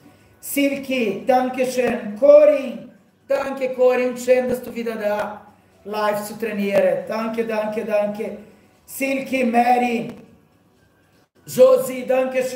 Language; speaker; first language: German; non-native, fluent; Portuguese